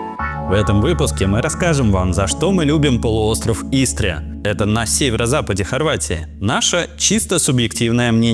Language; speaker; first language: Russian; native; Russian